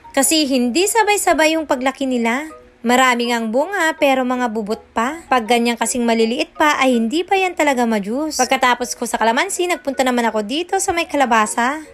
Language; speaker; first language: Filipino; non-native, local second language; Iloko